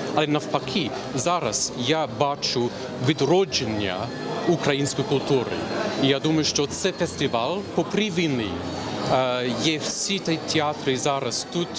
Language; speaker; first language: Ukrainian; non-native, fluent; English